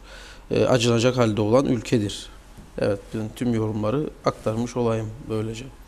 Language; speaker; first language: Turkish; native; Turkish